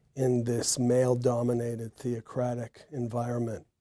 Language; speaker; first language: English; native; English